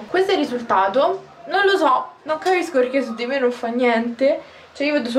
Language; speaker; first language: Italian; native; Italian